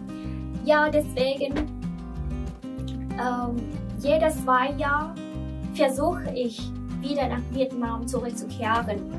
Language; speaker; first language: German; non-native, learner; Vietnamese